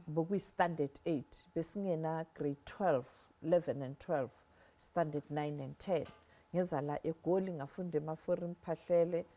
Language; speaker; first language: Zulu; non-native, local second language; Southern Sotho